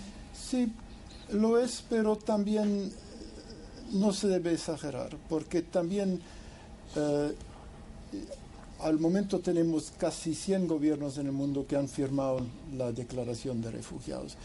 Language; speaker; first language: Spanish; non-native, fluent; English